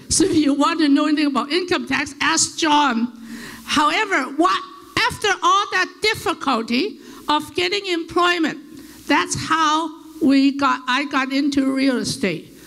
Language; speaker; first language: English; early bilingual, other home language; Chinese